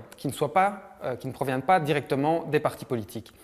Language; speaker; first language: French; native; French